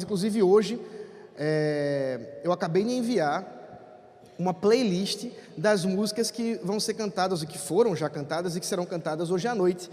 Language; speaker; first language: Portuguese; native; Portuguese